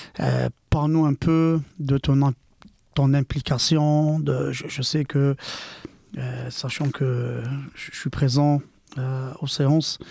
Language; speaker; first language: French; non-native, local second language; Arabic